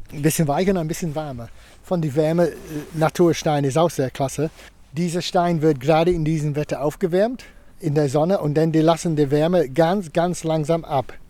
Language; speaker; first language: German; non-native, fluent; English